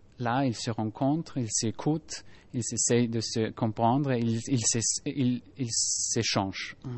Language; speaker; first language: French; non-native, fluent; German